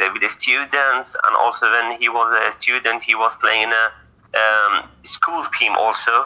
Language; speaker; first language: English; non-native, fluent; Persian